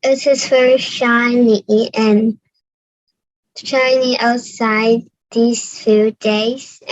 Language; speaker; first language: English; non-native, learner; Cantonese